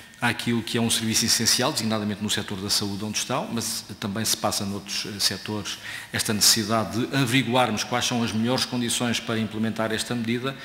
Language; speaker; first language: Portuguese; native; Portuguese